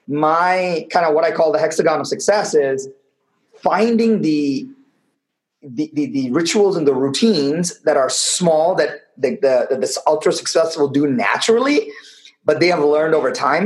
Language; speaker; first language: English; non-native, local second language; Tamil